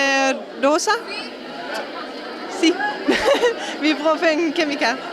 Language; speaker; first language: Spanish; non-native, learner; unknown